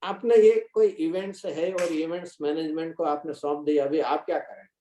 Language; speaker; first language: Hindi; non-native, local second language; Gujarati